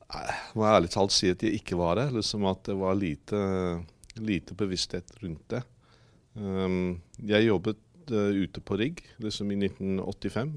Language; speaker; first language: Norwegian; non-native, fluent; English